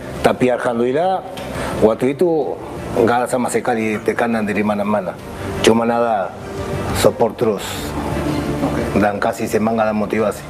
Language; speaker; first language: Indonesian; non-native, fluent; Spanish